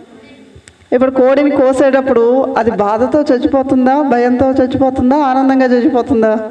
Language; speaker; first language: Telugu; native; Telugu